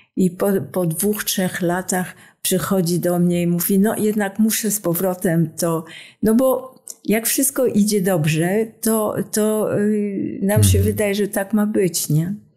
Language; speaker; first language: Polish; non-native, fluent; French